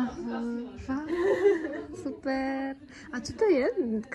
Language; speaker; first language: Czech; non-native, learner; Kara-Kalpak